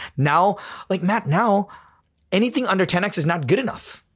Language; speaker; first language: English; non-native, local second language; Tamil